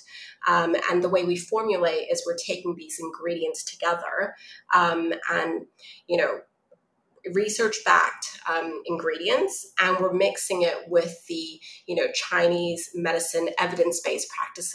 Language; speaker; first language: English; non-native, local second language; Cantonese